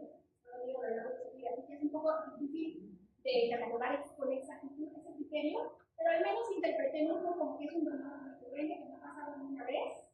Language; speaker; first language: Spanish; native; Spanish